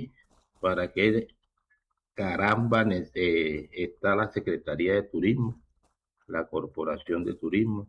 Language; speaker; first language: Spanish; native; Spanish